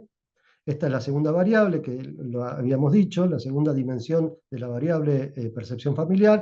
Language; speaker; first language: Spanish; native; Spanish